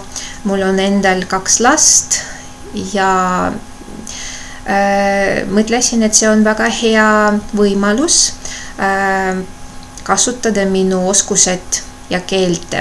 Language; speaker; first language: Estonian; non-native, local second language; Russian